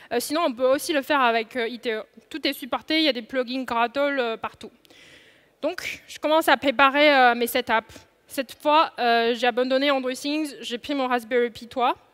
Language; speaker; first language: French; non-native, fluent; Chinese